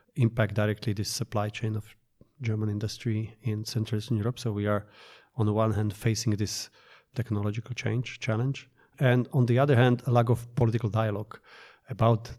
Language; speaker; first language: English; non-native, fluent; Slovak